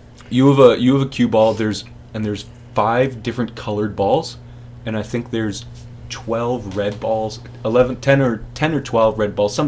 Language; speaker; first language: English; native; English